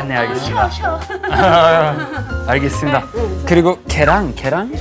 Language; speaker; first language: Korean; non-native, learner; Swedish